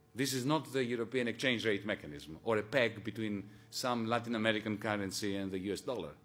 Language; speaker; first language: English; non-native, fluent; Greek